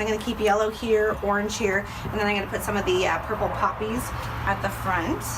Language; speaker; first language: English; native; English